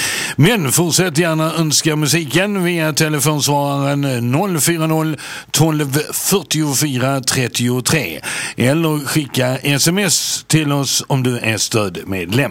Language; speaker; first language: Swedish; native; Swedish